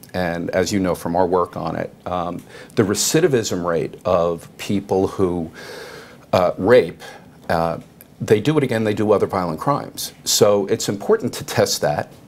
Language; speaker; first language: English; native; English